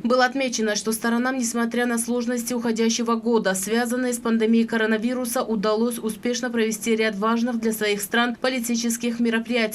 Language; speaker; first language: Russian; non-native, local second language; Tajik